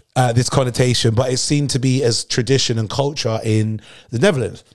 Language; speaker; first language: English; native; English